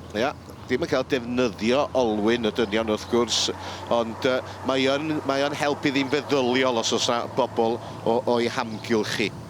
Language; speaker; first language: Welsh; native; Welsh